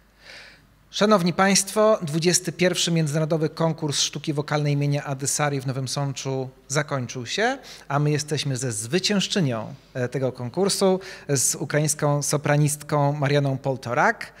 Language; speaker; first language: Polish; native; Polish